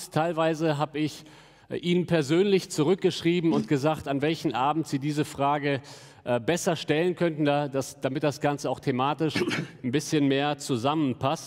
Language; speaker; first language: German; native; German